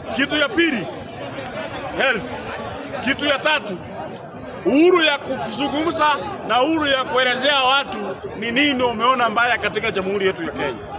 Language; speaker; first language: Swahili; non-native, local second language; Gusii